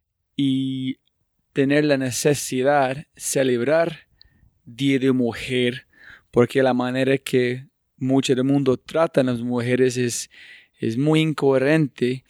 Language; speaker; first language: Spanish; non-native, fluent; English